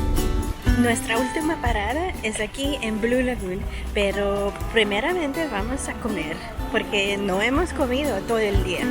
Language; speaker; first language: Spanish; non-native, learner; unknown